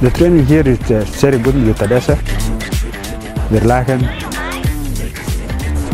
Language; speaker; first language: German; non-native, learner; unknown